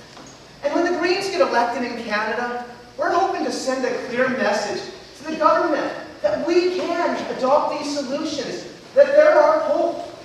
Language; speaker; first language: English; native; English